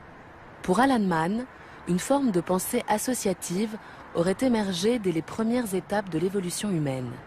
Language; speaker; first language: French; native; French